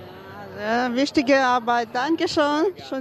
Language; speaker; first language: German; non-native, learner; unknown